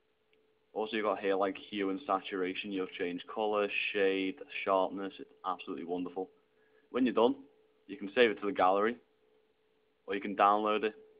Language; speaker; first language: English; native; English